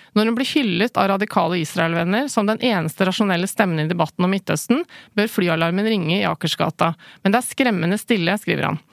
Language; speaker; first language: Norwegian; early bilingual, other home language; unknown